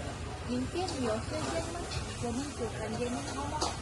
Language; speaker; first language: Chinese; non-native, learner; Malay